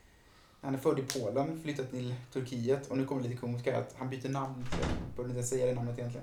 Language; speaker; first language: Swedish; native; Swedish